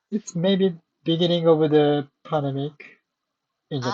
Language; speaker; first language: English; non-native, learner; Japanese